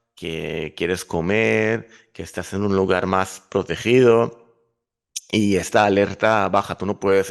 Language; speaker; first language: Spanish; non-native, fluent; Hebrew